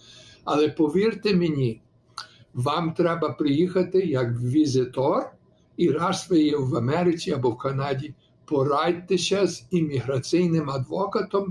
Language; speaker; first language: Ukrainian; early bilingual, heritage; Ukrainian